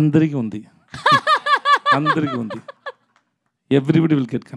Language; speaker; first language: Telugu; non-native, learner; Tamil